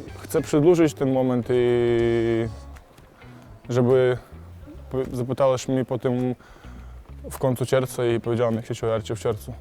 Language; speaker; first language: Polish; non-native, fluent; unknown